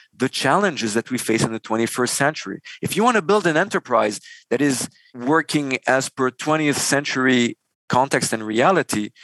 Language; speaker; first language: English; non-native, fluent; Arabic